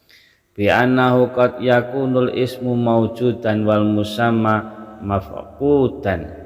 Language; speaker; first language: Arabic; non-native, fluent; Indonesian